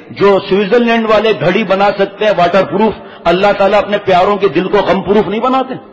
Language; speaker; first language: Urdu; native; Urdu